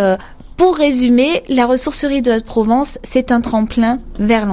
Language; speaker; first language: French; native; French